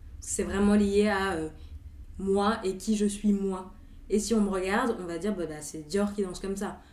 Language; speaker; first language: French; native; French